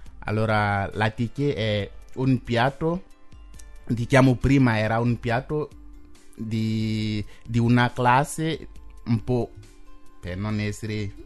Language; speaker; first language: Italian; non-native, fluent; French